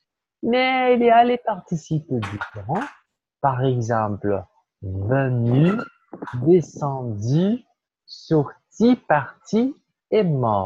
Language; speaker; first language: French; non-native, fluent; Portuguese